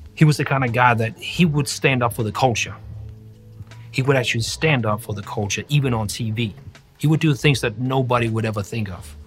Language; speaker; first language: English; non-native, fluent; Danish